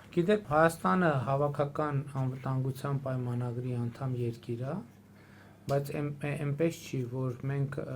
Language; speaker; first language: Armenian; native; Armenian